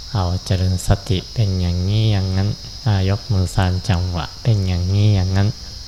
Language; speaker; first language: Thai; non-native, fluent; Japanese